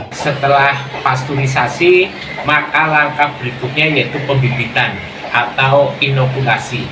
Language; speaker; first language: Indonesian; non-native, local second language; Javanese